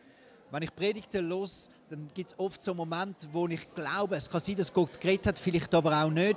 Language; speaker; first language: German; native; German